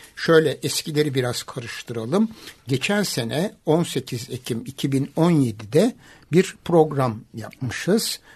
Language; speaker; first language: Turkish; native; Turkish